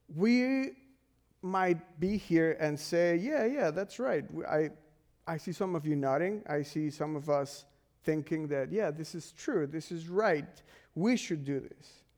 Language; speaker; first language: English; non-native, fluent; Spanish